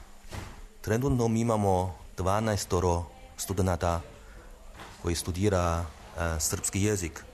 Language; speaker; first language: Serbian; non-native, fluent; Chinese